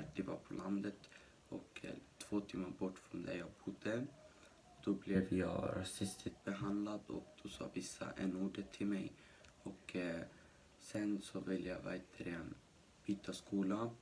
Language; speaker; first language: Swedish; early bilingual, other home language; Somali